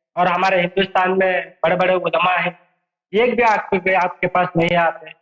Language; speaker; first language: Urdu; non-native, local second language; Tamil